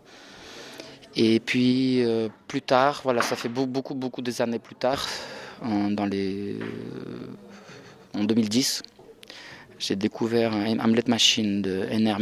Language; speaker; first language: French; non-native, fluent; Russian